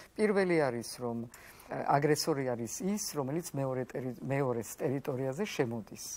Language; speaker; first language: Georgian; early bilingual, heritage; Georgian